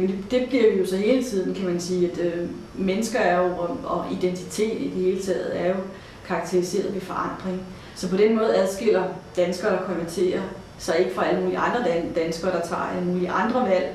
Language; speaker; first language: Danish; native; Danish